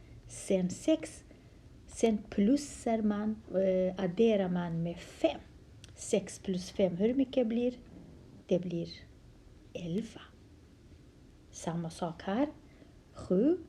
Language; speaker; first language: Swedish; non-native, fluent; Central Kurdish